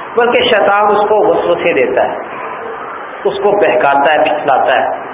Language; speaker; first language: Urdu; non-native, local second language; Punjabi